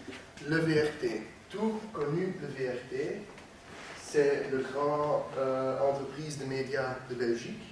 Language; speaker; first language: French; non-native, learner; Dutch